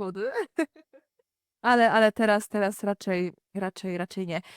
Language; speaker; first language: Polish; native; Polish